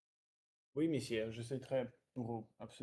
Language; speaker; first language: French; non-native, learner; Russian